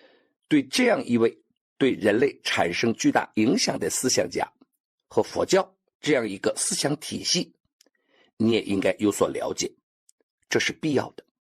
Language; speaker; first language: Chinese; native; Chinese